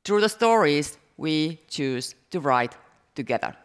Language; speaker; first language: English; non-native, fluent; Finnish